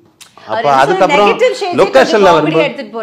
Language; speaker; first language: Tamil; non-native, learner; Malayalam